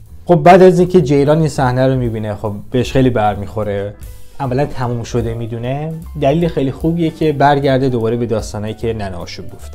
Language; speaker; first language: Persian; native; Persian